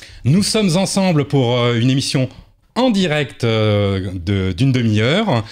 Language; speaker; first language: French; native; French